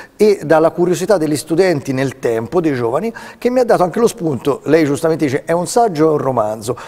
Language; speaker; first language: Italian; native; Italian